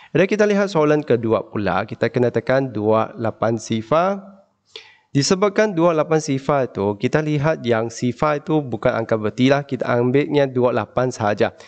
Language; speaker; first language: Malay; non-native, local second language; Chinese